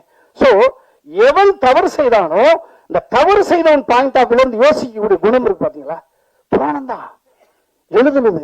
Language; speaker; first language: Tamil; native; Tamil